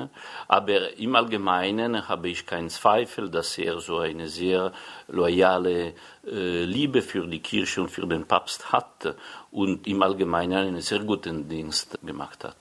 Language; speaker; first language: German; non-native, fluent; Italian